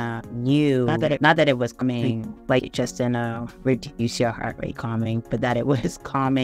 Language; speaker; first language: English; native; English